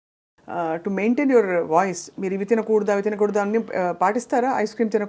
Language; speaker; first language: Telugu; native; Telugu